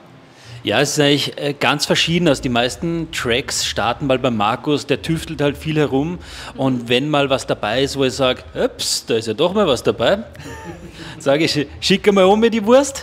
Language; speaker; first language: German; native; German